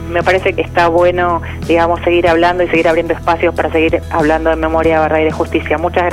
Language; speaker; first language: Spanish; native; Spanish